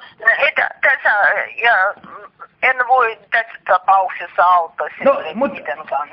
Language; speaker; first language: Finnish; non-native, learner; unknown